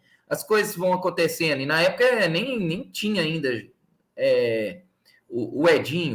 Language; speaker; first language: Portuguese; native; Portuguese